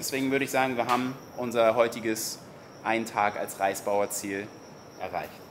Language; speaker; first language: German; native; German